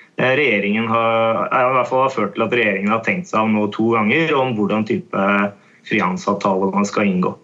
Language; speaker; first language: Norwegian; native; Norwegian